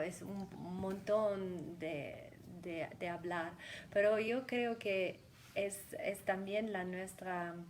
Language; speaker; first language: Spanish; non-native, fluent; German